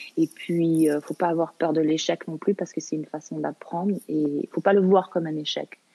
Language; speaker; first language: French; early bilingual, other home language; Arabic